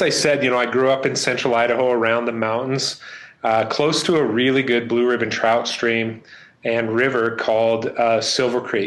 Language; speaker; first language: English; native; English